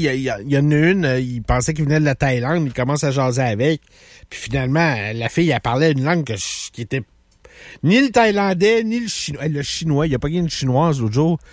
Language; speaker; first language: French; native; French